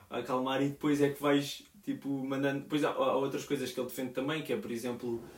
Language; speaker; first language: Portuguese; native; Portuguese